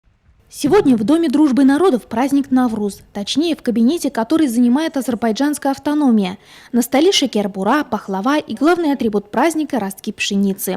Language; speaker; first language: Russian; native; Russian